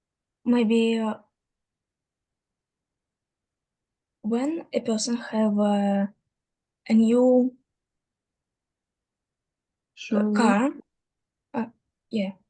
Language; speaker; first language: English; non-native, learner; Russian